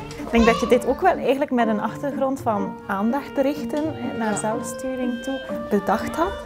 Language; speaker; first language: Dutch; native; Dutch